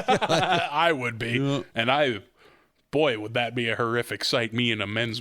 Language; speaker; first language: English; native; English